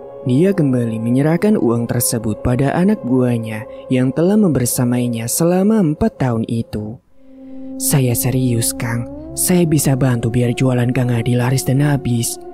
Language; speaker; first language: Indonesian; native; Indonesian